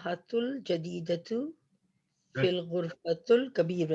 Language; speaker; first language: Arabic; non-native, learner; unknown